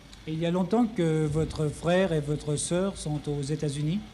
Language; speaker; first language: French; native; French